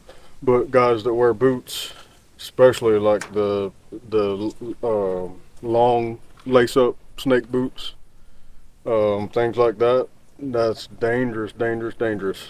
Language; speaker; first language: English; native; English